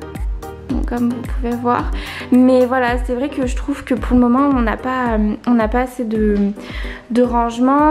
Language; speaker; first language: French; native; French